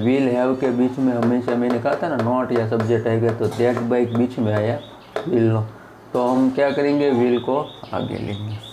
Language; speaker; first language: Hindi; non-native, local second language; Gujarati